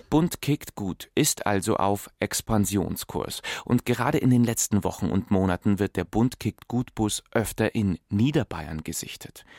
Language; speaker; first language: German; native; German